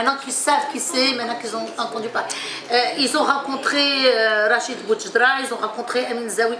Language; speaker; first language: French; non-native, local second language; Arabic